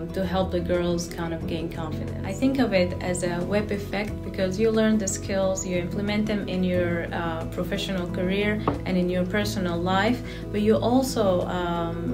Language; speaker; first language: English; non-native, fluent; Arabic